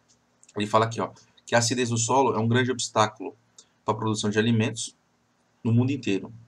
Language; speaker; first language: Portuguese; native; Portuguese